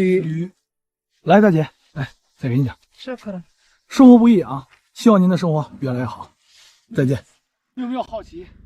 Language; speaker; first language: Chinese; native; Chinese